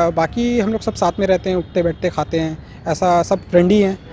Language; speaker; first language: Hindi; native; Hindi